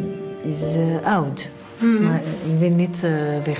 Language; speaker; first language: Dutch; non-native, learner; Arabic